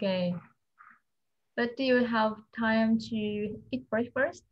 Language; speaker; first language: English; non-native, fluent; Vietnamese